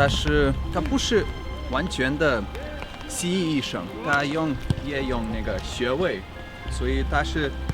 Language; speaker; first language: Chinese; non-native, fluent; Lithuanian